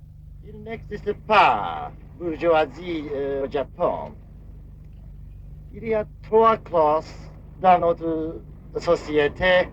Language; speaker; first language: French; non-native, fluent; Japanese